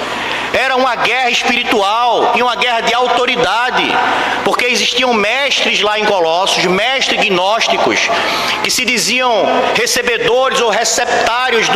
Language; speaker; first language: Portuguese; native; Portuguese